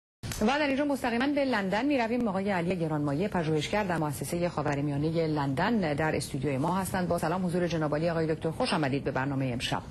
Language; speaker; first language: Persian; native; Persian